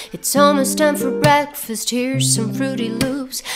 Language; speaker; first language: English; non-native, fluent; Italian